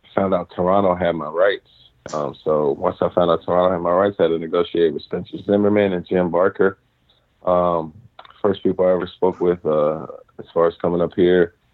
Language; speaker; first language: English; native; English